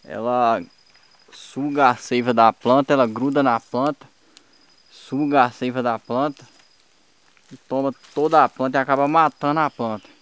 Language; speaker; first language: Portuguese; native; Portuguese